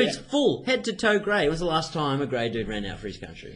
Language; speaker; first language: English; native; English